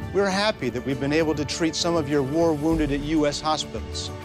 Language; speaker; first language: English; native; English